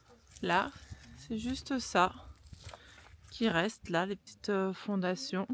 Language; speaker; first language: French; native; French